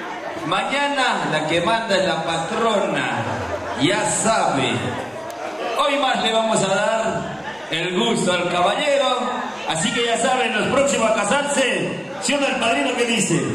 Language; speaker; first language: Spanish; native; Spanish